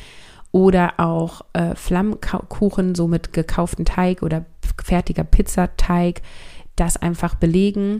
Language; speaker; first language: German; native; German